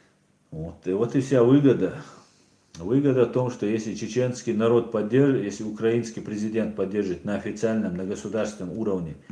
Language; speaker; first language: Russian; non-native, local second language; Chechen